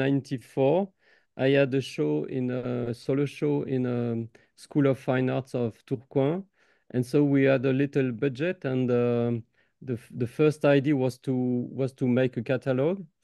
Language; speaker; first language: English; non-native, fluent; French